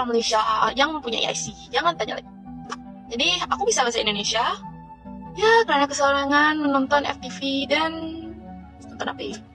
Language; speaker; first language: Indonesian; non-native, local second language; Malay